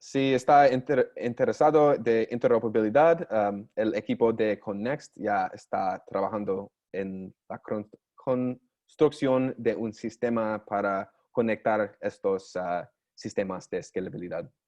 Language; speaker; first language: Spanish; non-native, learner; English